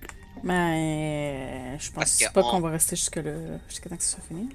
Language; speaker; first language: French; native; French